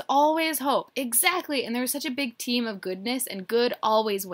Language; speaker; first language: English; native; English